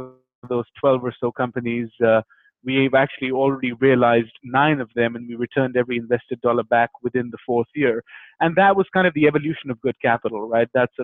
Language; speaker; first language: English; non-native, local second language; Hindi